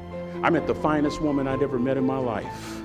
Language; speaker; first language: English; native; English